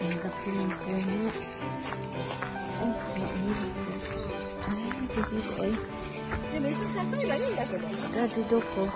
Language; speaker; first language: Filipino; non-native, local second language; Cebuano